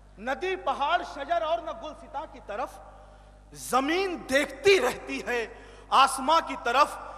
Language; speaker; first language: Urdu; non-native, local second language; Hindi